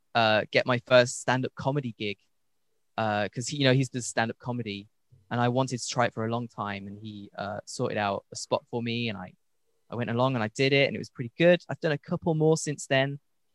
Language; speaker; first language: English; native; English